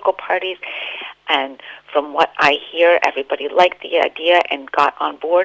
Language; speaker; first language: English; native; English